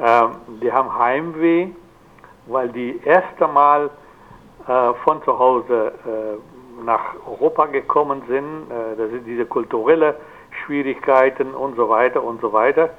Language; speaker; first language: German; non-native, fluent; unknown